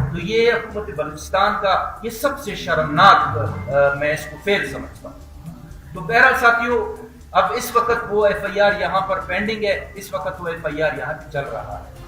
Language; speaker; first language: Urdu; non-native, local second language; Baluchi